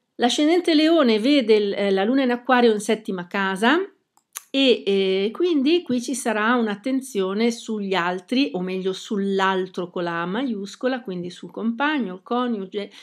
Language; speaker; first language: Italian; native; Italian